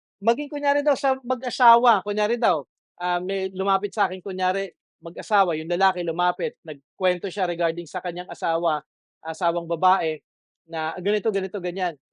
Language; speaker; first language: Filipino; native; Filipino